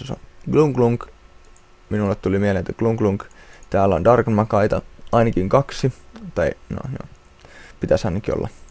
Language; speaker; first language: Finnish; native; Finnish